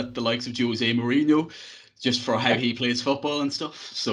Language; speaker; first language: English; native; English